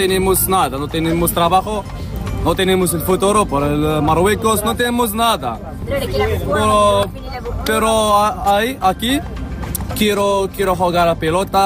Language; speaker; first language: Spanish; non-native, learner; Arabic